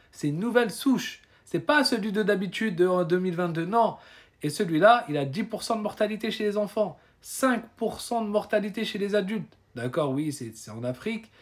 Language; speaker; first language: French; native; French